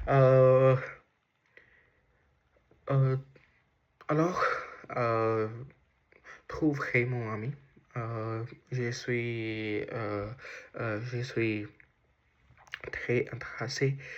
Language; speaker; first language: French; non-native, learner; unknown